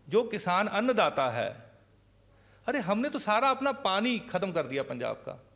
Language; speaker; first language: Hindi; non-native, local second language; Punjabi